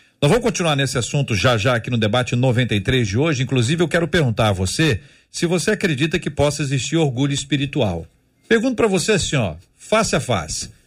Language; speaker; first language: Portuguese; native; Portuguese